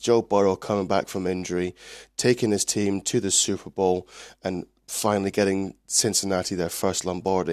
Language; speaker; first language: English; native; English